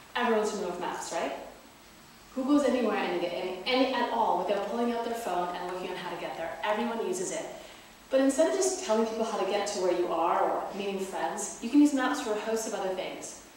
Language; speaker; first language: English; native; English